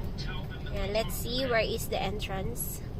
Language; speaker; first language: English; non-native, local second language; Filipino